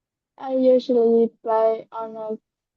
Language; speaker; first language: English; non-native, learner; Vietnamese